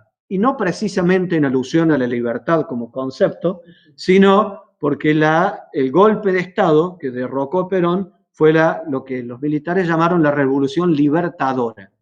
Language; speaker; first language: Spanish; native; Spanish